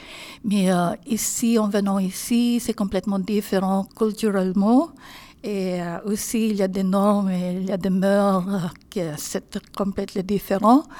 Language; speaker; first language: French; non-native, learner; Filipino